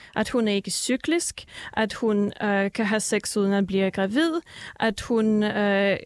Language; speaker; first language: Danish; early bilingual, other home language; Russian